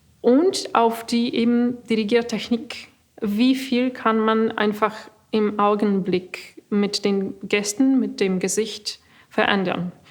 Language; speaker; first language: German; non-native, fluent; Polish